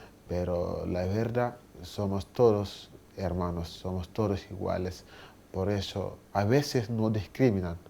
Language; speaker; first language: Spanish; non-native, learner; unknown